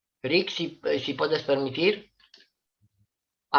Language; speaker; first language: Spanish; non-native, fluent; Italian